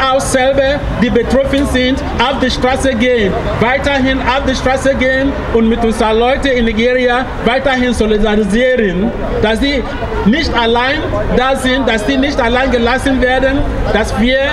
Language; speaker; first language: German; non-native, fluent; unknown